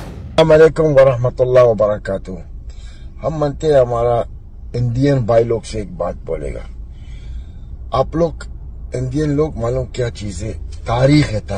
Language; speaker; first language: Hindi; non-native, learner; Arabic